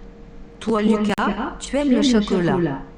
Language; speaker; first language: French; non-native, learner; Spanish